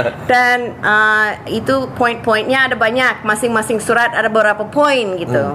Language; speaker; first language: Indonesian; non-native, fluent; English